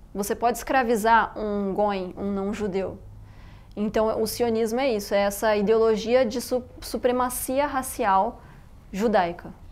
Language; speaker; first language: Portuguese; early bilingual, other home language; Arabic